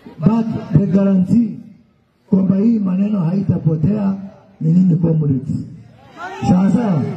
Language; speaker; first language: Swahili; non-native, local second language; Kikuyu